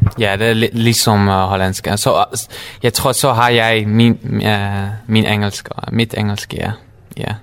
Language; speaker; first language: Danish; non-native, learner; Dutch